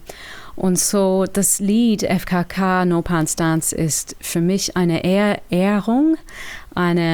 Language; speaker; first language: German; non-native, learner; English